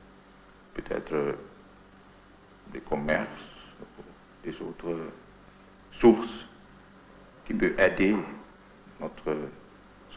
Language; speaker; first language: French; non-native, fluent; Indonesian